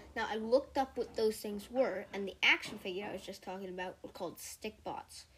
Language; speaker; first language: English; native; English